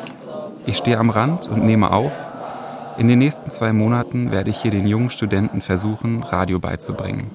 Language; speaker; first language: German; native; German